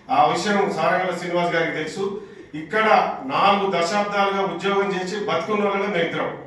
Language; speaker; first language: Telugu; non-native, local second language; Urdu